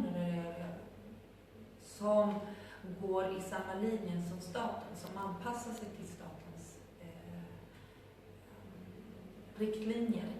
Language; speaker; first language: Swedish; non-native, fluent; Spanish